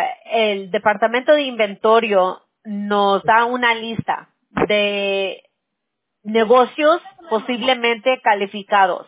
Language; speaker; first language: Spanish; early bilingual, heritage; Spanish